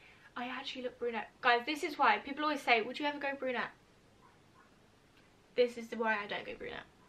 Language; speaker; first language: English; native; English